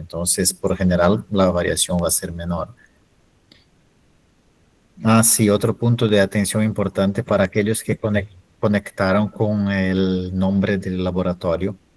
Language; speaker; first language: Spanish; non-native, fluent; Portuguese